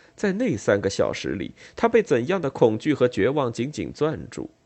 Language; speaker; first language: Chinese; native; Chinese